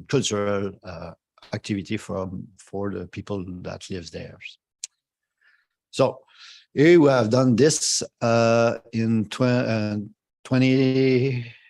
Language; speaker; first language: English; non-native, fluent; French